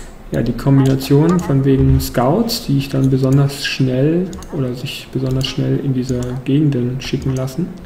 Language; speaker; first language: German; native; German